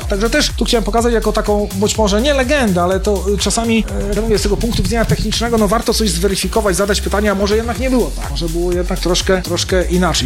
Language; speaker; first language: Polish; native; Polish